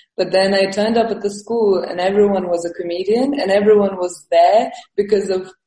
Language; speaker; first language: English; early bilingual, other home language; Estonian